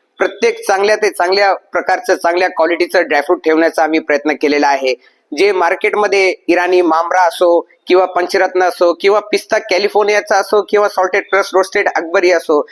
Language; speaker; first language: Marathi; native; Marathi